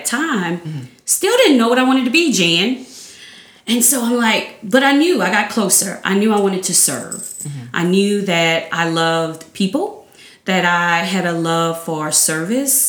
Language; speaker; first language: English; native; English